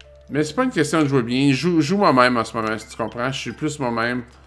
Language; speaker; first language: French; native; French